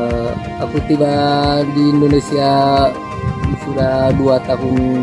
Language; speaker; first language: Indonesian; non-native, learner; Vietnamese